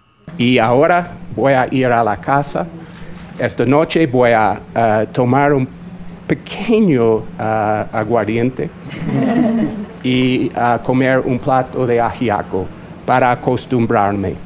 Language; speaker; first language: Spanish; non-native, fluent; English